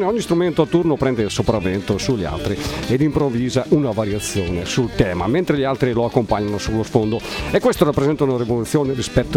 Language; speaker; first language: Italian; native; Italian